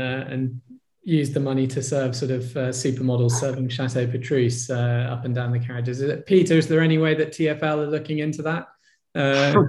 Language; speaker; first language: English; native; English